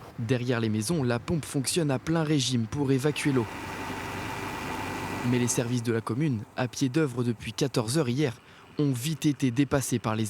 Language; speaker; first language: French; native; French